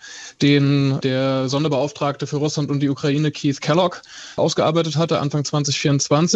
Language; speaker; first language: German; native; German